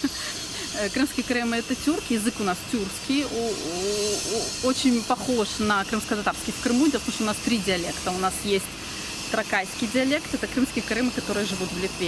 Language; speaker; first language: Russian; native; Russian